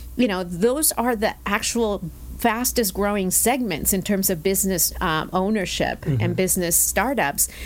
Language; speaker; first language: English; early bilingual, other home language; Spanish